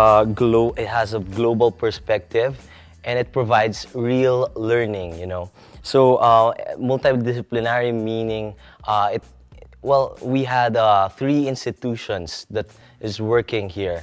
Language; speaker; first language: English; non-native, local second language; Filipino